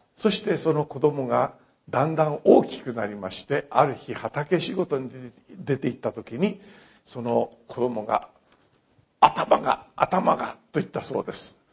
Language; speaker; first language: Japanese; native; Japanese